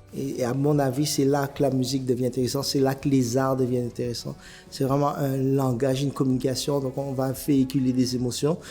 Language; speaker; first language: French; native; French